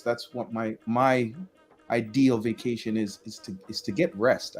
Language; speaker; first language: English; native; English